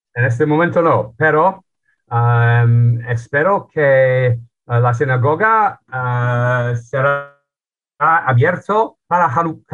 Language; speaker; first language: Spanish; non-native, learner; English